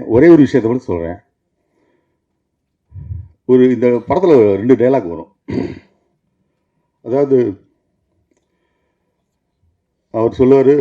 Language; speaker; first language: Tamil; native; Tamil